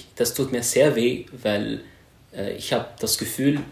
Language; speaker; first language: German; non-native, fluent; Arabic